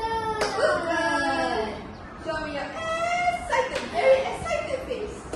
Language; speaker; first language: English; non-native, learner; Malay